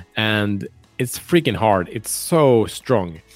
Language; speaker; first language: English; non-native, fluent; French